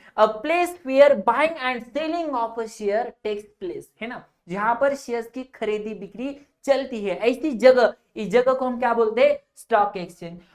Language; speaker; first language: Hindi; non-native, local second language; Marathi